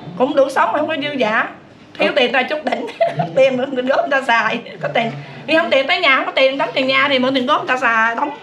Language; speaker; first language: Vietnamese; early bilingual, heritage; Vietnamese